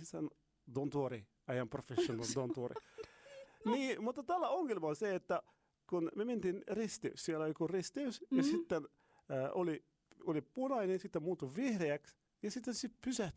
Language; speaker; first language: Finnish; non-native, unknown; Arabic